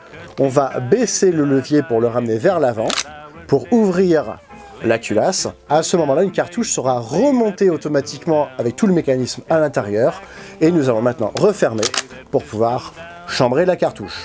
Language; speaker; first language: French; native; French